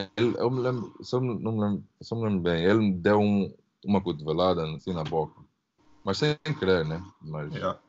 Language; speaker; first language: Portuguese; early bilingual, heritage; Portuguese